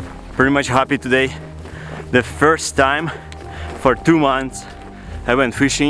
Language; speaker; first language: English; non-native, learner; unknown